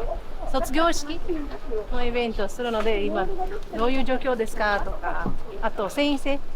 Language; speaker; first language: Japanese; non-native, fluent; Portuguese